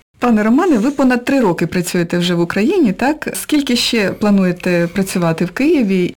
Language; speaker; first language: Ukrainian; native; Ukrainian